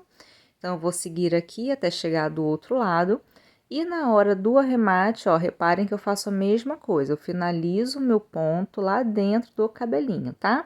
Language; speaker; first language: Portuguese; native; Portuguese